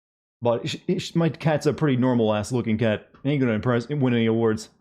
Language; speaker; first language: English; native; English